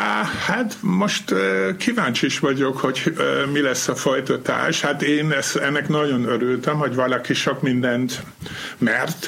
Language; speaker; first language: Hungarian; non-native, fluent; German